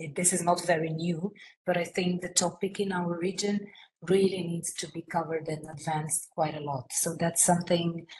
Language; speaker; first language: English; non-native, fluent; Romanian